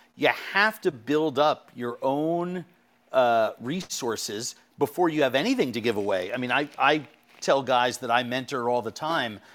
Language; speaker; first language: English; native; English